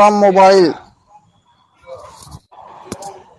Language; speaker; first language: English; non-native, local second language; Hindi